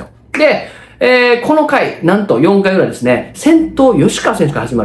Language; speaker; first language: Japanese; native; Japanese